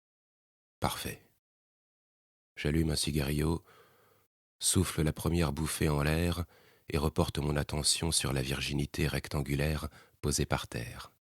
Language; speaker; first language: French; native; French